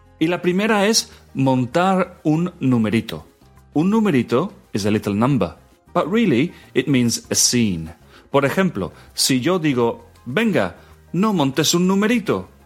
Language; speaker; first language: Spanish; native; Spanish